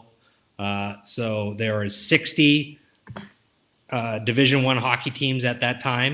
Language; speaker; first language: English; native; English